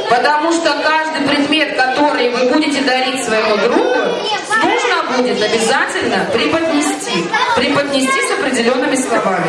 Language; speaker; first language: Russian; native; Russian